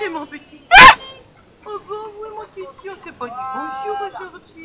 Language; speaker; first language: French; native; French